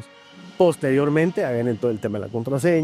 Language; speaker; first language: Spanish; native; Spanish